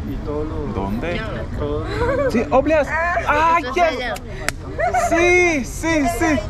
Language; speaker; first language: Spanish; non-native, learner; English